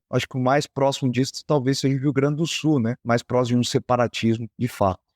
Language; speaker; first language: Portuguese; native; Portuguese